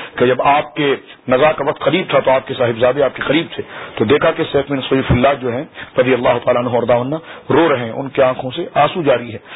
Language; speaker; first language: Urdu; native; Urdu